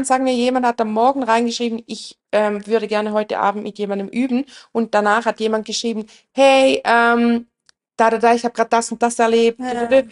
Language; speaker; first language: German; native; German